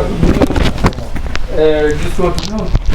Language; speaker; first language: Portuguese; non-native, learner; Haitian Creole